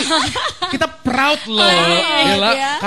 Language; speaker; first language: Indonesian; native; Indonesian